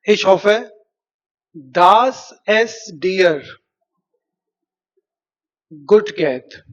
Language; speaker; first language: German; non-native, fluent; Hindi